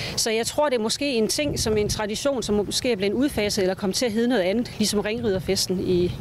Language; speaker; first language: Danish; native; Danish